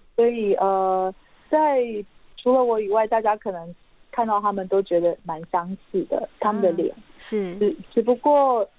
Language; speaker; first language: Chinese; non-native, local second language; Hakka Chinese